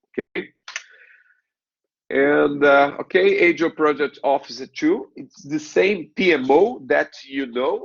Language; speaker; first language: English; non-native, learner; Portuguese